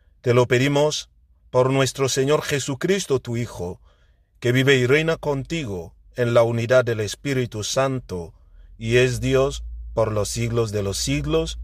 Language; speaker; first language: Spanish; non-native, fluent; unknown